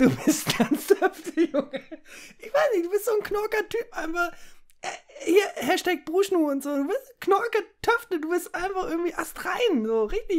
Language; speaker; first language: German; native; German